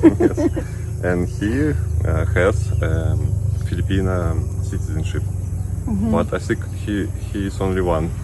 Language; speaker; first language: English; non-native, learner; Russian